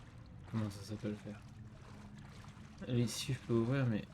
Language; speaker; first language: French; native; French